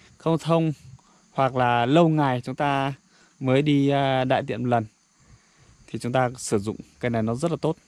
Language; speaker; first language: Vietnamese; non-native, local second language; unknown